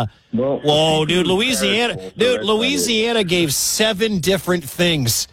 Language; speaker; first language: English; native; English